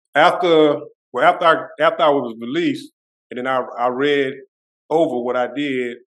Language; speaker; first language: English; native; English